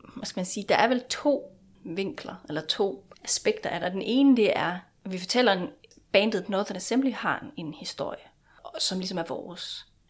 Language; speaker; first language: Danish; non-native, local second language; Faroese